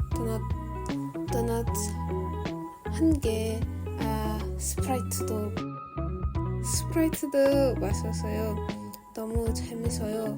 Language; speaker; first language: Korean; non-native, learner; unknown